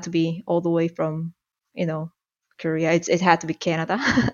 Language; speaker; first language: English; non-native, fluent; Korean